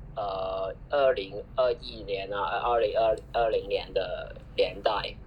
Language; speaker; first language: Chinese; non-native, fluent; Cantonese